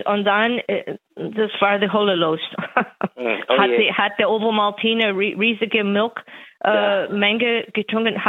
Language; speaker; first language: German; non-native, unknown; English